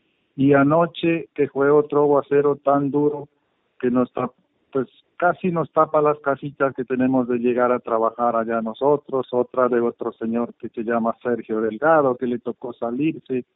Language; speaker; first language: Spanish; native; Spanish